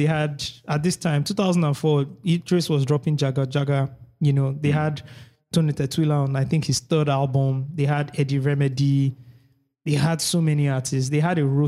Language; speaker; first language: English; non-native, local second language; Yoruba